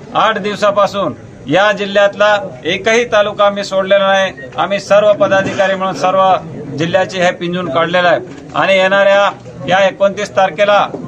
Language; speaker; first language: Marathi; non-native, local second language; Lambadi